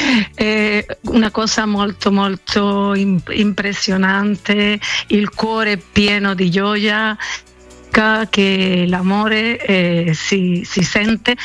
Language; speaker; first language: Italian; non-native, learner; Spanish